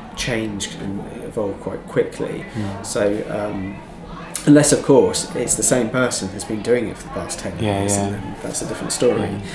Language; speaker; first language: English; native; English